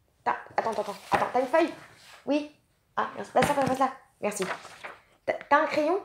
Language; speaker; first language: French; native; French